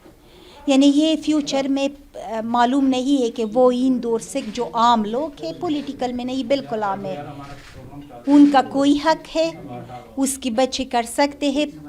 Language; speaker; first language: Hindi; non-native, learner; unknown